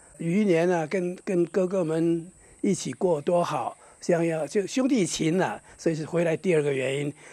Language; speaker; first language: Chinese; non-native, local second language; Hakka Chinese